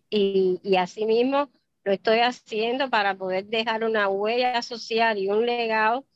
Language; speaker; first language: Spanish; native; Spanish